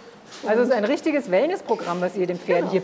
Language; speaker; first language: German; native; German